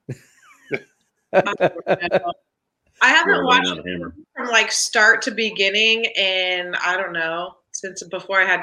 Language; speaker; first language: English; native; English